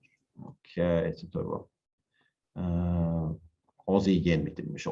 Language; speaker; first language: Japanese; non-native, learner; English